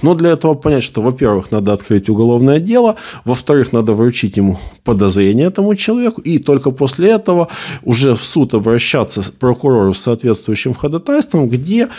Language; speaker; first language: Russian; native; Russian